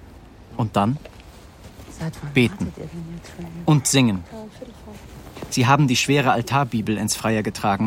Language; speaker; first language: German; native; German